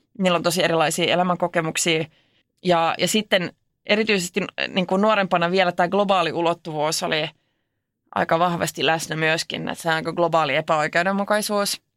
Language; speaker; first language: Finnish; non-native, local second language; Swedish